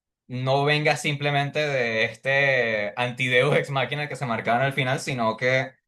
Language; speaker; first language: Spanish; native; Spanish